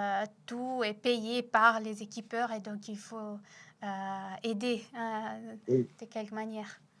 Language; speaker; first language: French; non-native, fluent; Italian